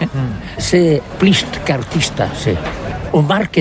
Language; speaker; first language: French; non-native, learner; Catalan